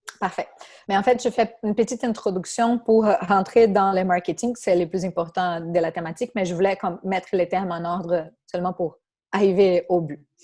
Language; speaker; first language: French; non-native, fluent; Portuguese